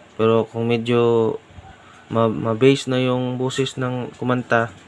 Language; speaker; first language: Filipino; non-native, local second language; Cebuano